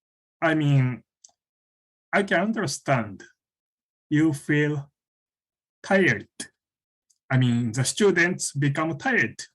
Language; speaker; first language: English; non-native, fluent; Japanese